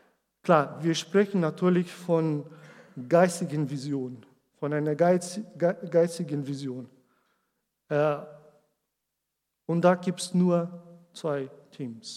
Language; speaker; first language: German; non-native, learner; Portuguese